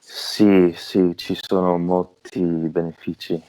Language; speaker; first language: Italian; non-native, learner; English